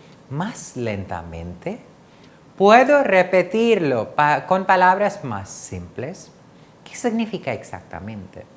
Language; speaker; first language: Spanish; non-native, fluent; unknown